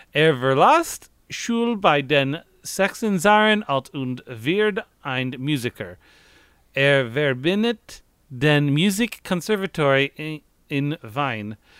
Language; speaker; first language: German; non-native, learner; English